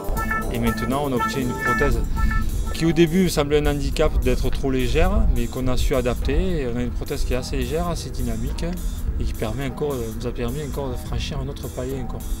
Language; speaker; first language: French; native; French